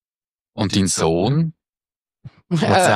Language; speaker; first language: German; native; German